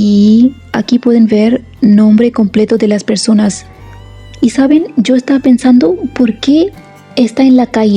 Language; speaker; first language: Spanish; non-native, fluent; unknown